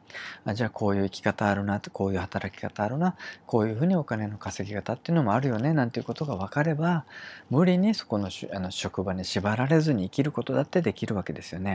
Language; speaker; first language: Japanese; native; Japanese